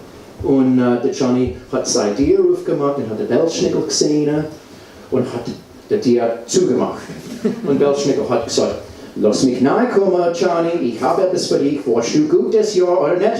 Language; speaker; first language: German; non-native, learner; English